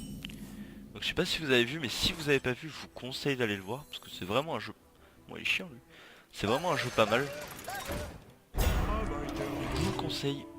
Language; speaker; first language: French; native; French